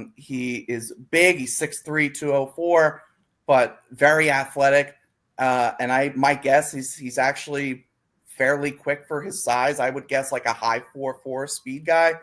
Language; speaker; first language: English; native; English